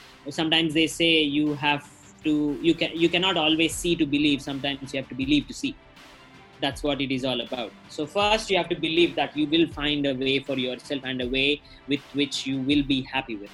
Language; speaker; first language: English; non-native, local second language; Telugu